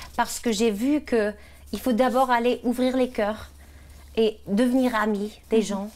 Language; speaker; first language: French; non-native, fluent; German